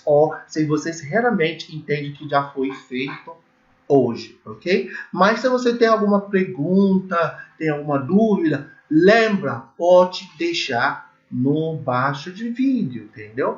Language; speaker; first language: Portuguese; non-native, learner; English